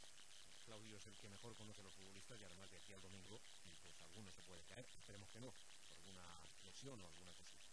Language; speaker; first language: Spanish; native; Spanish